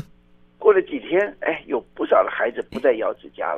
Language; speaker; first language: Chinese; native; Chinese